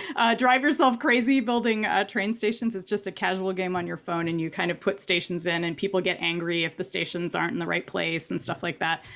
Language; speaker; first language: English; native; English